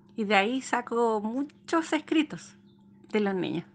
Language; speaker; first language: Spanish; native; Spanish